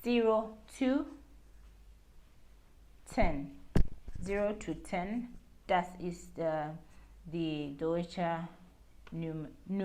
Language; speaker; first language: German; non-native, learner; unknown